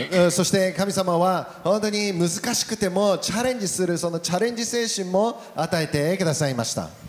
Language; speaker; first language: Japanese; native; Japanese